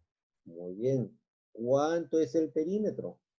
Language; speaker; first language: Spanish; native; Spanish